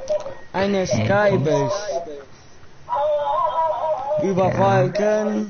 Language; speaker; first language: German; non-native, learner; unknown